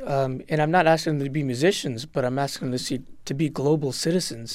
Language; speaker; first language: English; native; English